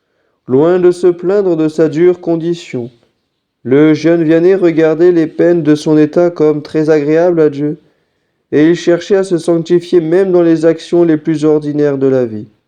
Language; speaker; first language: French; native; French